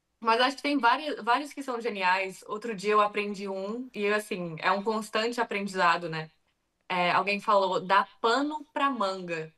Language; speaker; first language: Portuguese; early bilingual, other home language; English